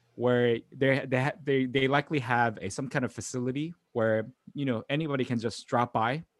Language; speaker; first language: English; non-native, fluent; Korean